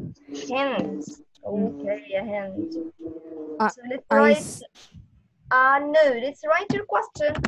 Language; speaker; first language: English; non-native, fluent; Arabic